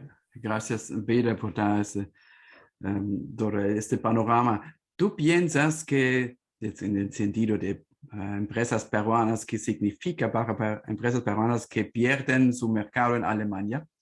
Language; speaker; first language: Spanish; non-native, fluent; German